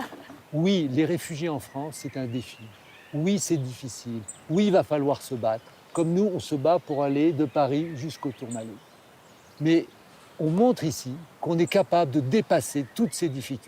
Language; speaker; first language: French; native; French